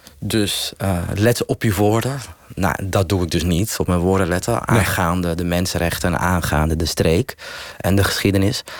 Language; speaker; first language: Dutch; early bilingual, other home language; Riffian